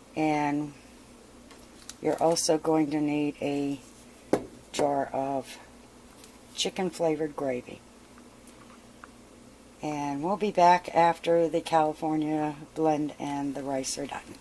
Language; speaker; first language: English; native; English